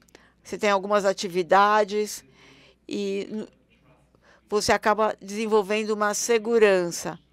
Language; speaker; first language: Portuguese; non-native, fluent; German